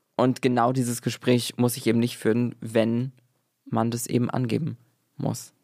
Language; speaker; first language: German; native; German